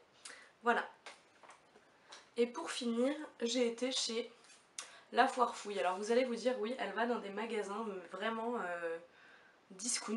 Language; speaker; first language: French; native; French